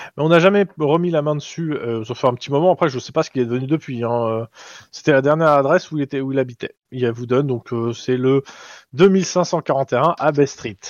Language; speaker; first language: French; native; French